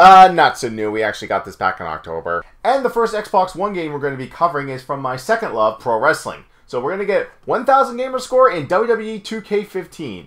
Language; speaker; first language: English; native; English